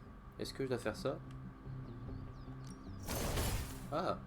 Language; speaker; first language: French; native; French